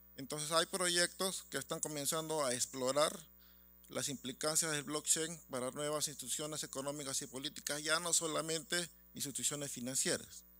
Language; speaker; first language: Spanish; native; Spanish